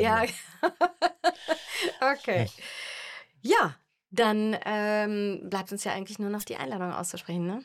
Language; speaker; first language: German; native; German